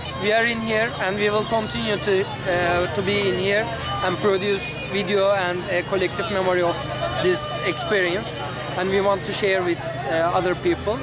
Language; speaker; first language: English; non-native, fluent; Turkish